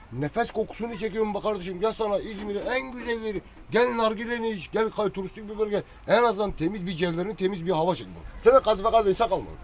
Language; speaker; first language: Turkish; native; Turkish